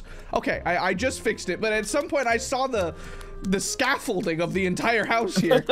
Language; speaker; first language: English; native; English